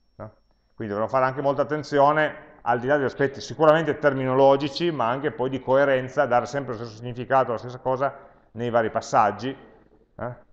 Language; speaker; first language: Italian; native; Italian